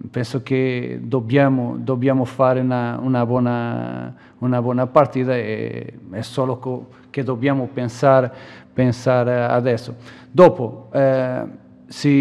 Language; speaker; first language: Italian; non-native, fluent; Portuguese